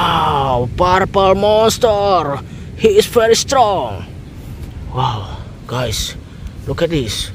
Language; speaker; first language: English; non-native, learner; Indonesian